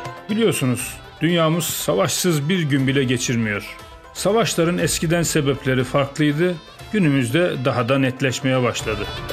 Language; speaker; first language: Turkish; native; Turkish